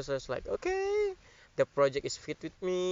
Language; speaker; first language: English; non-native, learner; Indonesian